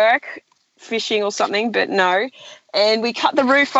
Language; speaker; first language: English; native; English